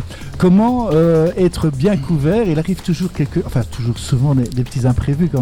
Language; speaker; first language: French; native; French